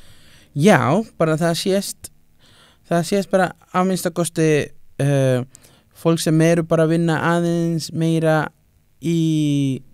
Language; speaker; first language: Icelandic; non-native, fluent; Spanish